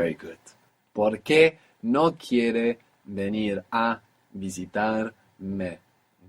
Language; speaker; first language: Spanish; non-native, fluent; English